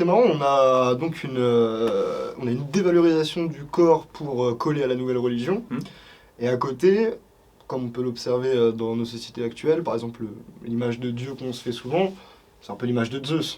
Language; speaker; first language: French; native; French